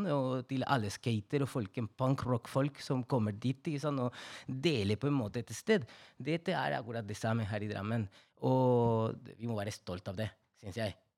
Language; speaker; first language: Norwegian; non-native, fluent; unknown